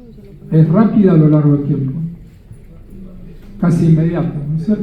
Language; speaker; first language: Spanish; native; Spanish